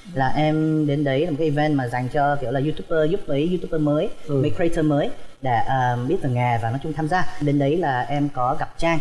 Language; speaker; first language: Vietnamese; early bilingual, heritage; Vietnamese